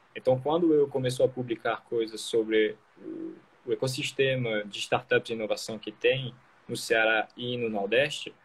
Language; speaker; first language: Portuguese; non-native, fluent; French